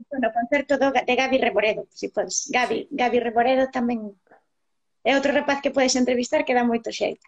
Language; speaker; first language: Galician; native; Galician